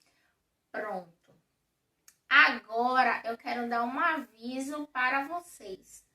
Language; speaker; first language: Portuguese; native; Portuguese